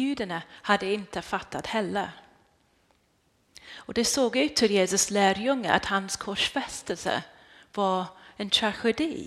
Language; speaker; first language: Swedish; non-native, fluent; English